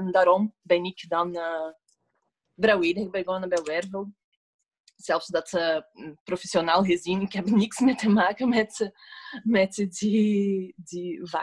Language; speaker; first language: Dutch; non-native, fluent; Portuguese